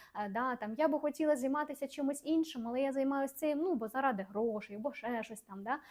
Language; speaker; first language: Ukrainian; non-native, local second language; Russian